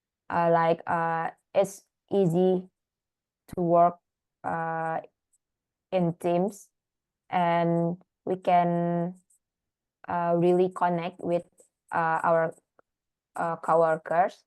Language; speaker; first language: English; non-native, learner; Indonesian